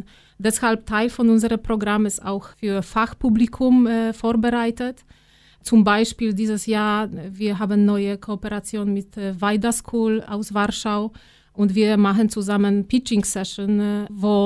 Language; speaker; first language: German; non-native, fluent; Polish